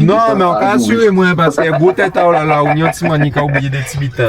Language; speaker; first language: French; native; French